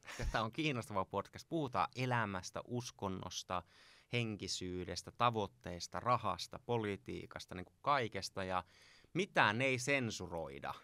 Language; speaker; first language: Finnish; native; Finnish